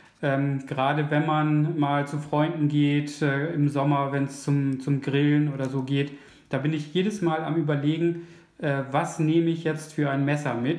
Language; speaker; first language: German; native; German